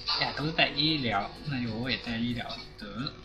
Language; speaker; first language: Chinese; native; Chinese